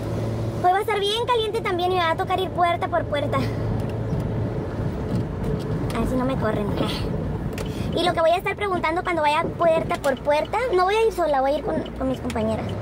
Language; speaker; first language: Spanish; native; Spanish